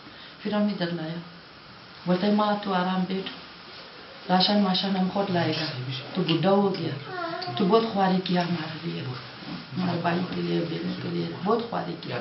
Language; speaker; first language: Hindi; non-native, local second language; Hazaragi